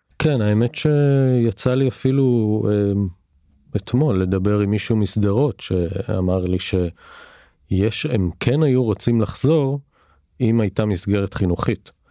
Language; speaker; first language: Hebrew; native; Hebrew